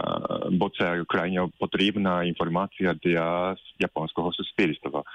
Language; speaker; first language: Ukrainian; non-native, fluent; Japanese